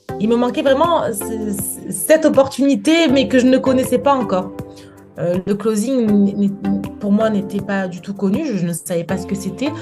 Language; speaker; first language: French; native; French